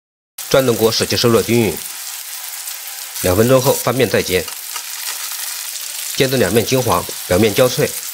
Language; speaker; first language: Chinese; native; Chinese